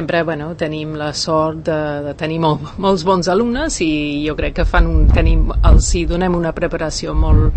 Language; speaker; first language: Catalan; non-native, fluent; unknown